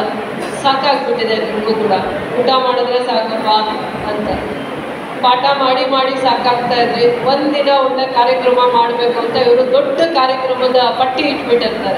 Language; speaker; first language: Kannada; native; Kannada